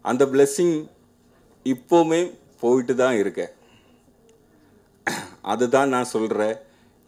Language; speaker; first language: Tamil; non-native, learner; Malayalam